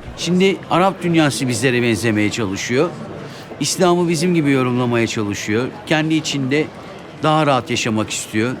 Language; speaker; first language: Turkish; native; Turkish